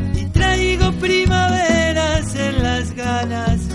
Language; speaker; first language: Spanish; native; Spanish